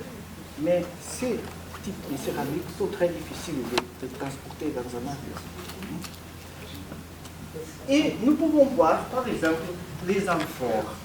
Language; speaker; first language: French; non-native, fluent; Portuguese